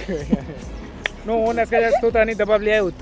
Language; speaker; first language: Russian; non-native, learner; Hindi